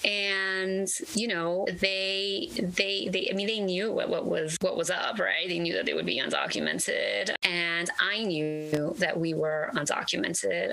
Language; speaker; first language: English; early bilingual, other home language; Spanish